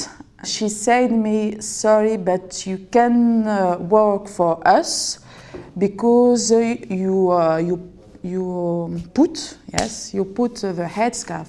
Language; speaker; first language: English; non-native, learner; French